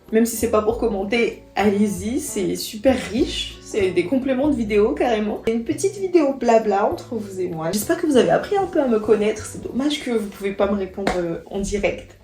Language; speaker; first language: French; non-native, local second language; Malagasy